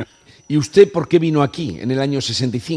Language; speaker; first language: Spanish; native; Spanish